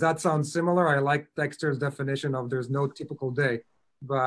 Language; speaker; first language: English; non-native, fluent; Hebrew